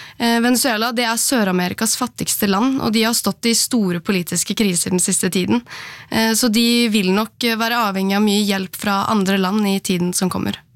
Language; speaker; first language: Norwegian; native; Norwegian